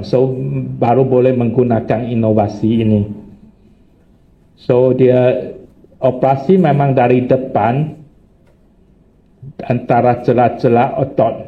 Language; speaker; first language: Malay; non-native, local second language; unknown